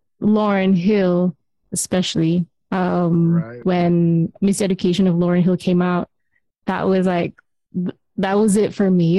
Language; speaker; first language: English; non-native, local second language; Malay